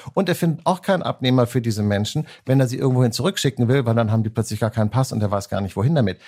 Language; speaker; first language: German; native; German